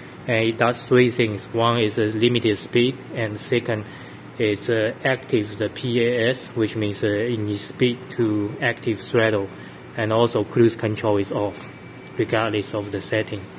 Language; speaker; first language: English; non-native, fluent; Chinese